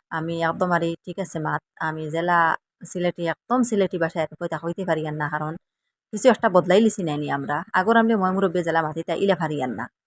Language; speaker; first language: Bangla; native; Bangla